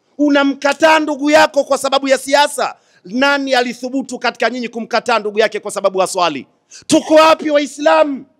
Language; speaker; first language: Swahili; native; Swahili